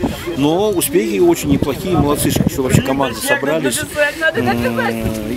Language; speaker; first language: Russian; native; Russian